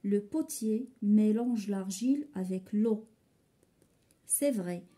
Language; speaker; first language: French; non-native, local second language; Arabic